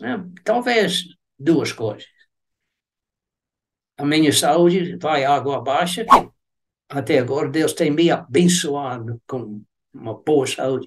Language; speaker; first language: Portuguese; non-native, fluent; English